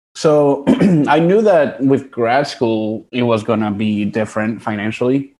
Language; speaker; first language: English; early bilingual, other home language; Spanish